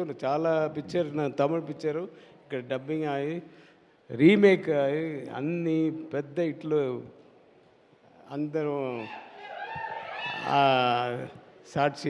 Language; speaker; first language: Telugu; non-native, learner; Tamil